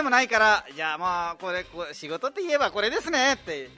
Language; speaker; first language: Japanese; non-native, fluent; Nepali